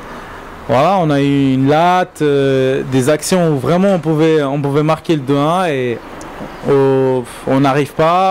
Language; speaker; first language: French; native; French